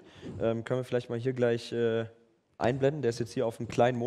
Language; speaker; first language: German; native; German